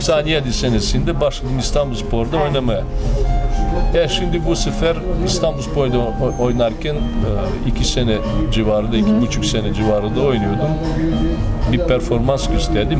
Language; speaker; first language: Turkish; non-native, fluent; Serbian